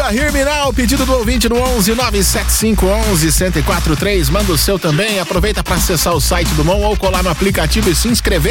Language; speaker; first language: Portuguese; native; Portuguese